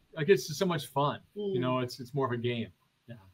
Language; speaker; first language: English; native; English